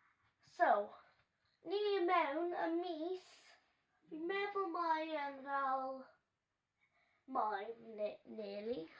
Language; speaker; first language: Welsh; non-native, local second language; English